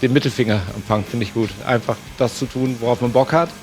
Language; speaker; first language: German; native; German